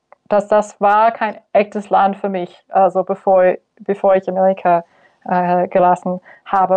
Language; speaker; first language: German; non-native, fluent; English